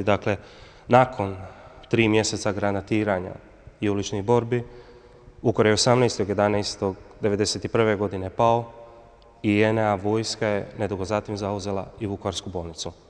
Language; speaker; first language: Croatian; native; Croatian